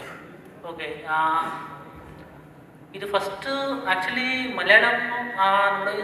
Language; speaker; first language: Malayalam; non-native, learner; Kannada